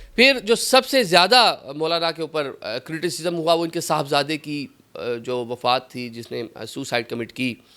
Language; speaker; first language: Urdu; native; Urdu